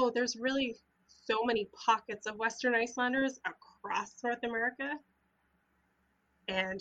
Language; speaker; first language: English; native; English